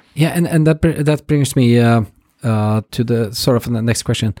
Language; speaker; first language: English; non-native, fluent; Norwegian